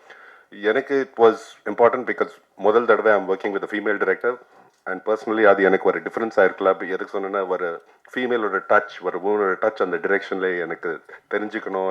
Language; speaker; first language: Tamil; non-native, local second language; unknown